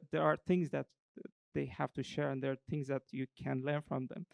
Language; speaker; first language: English; non-native, fluent; Persian